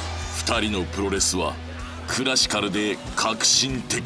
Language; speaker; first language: Japanese; native; Japanese